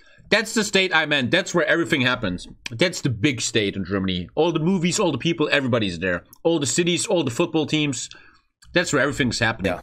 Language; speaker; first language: English; non-native, fluent; German